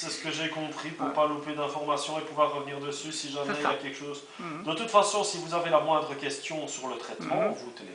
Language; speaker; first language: French; native; French